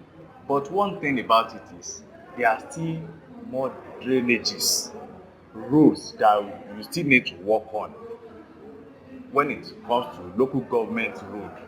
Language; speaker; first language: English; non-native, local second language; Yoruba